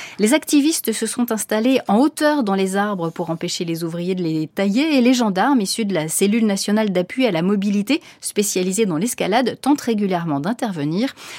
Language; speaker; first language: French; native; French